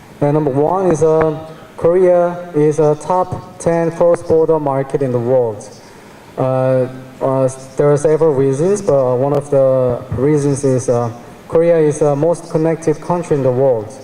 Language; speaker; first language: English; non-native, fluent; Korean